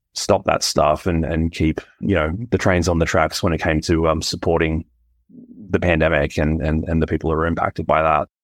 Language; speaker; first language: English; native; English